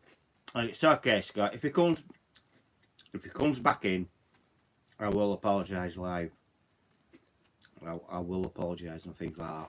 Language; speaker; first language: English; native; English